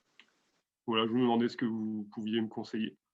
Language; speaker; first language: French; native; French